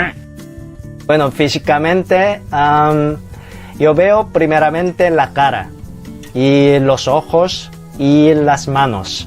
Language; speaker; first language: Spanish; non-native, fluent; Korean